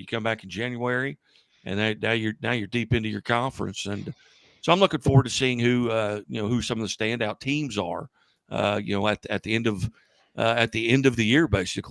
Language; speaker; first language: English; native; English